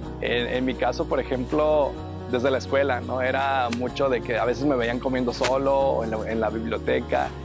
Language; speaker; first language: Spanish; native; Spanish